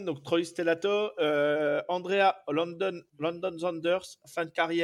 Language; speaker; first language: French; native; French